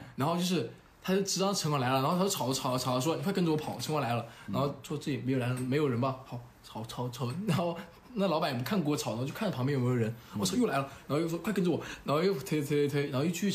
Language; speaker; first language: Chinese; native; Chinese